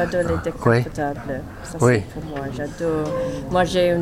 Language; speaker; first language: French; non-native, learner; English